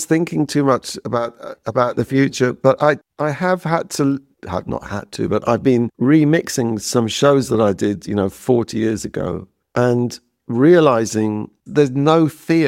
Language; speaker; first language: English; native; English